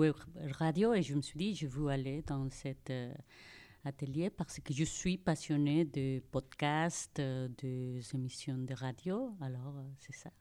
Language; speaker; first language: French; non-native, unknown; Spanish